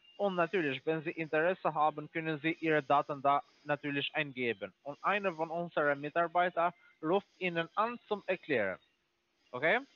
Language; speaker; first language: German; non-native, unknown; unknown